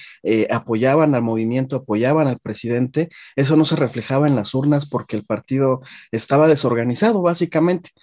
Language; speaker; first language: Spanish; native; Spanish